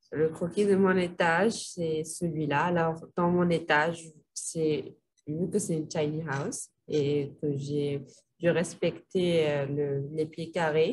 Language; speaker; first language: French; non-native, local second language; Arabic